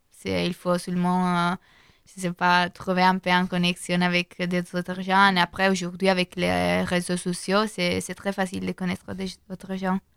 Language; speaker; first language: French; non-native, learner; Italian